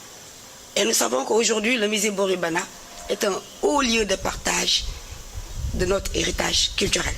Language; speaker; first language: French; non-native, local second language; Wolof